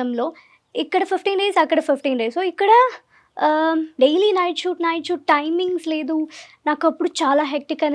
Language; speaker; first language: Telugu; non-native, learner; Malayalam